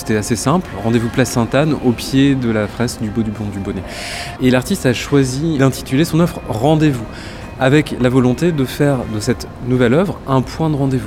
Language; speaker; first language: French; native; French